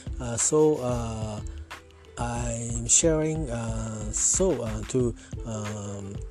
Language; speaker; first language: English; non-native, learner; Japanese